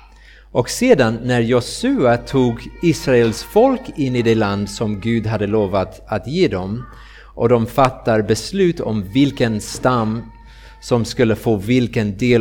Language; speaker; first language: Swedish; non-native, fluent; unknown